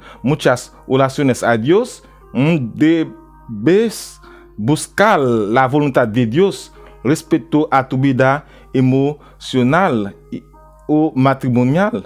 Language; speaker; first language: Spanish; non-native, learner; Haitian Creole